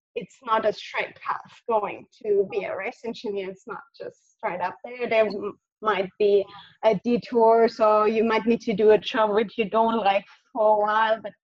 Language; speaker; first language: English; non-native, fluent; German